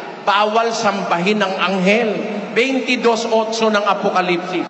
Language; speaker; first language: Filipino; native; Filipino